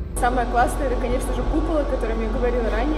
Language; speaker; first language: Russian; native; Russian